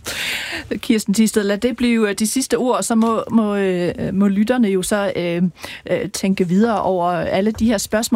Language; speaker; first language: Danish; native; Danish